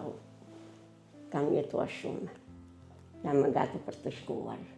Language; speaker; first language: Albanian; non-native, learner; Italian